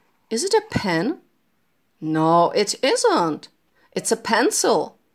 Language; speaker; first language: English; non-native, fluent; Czech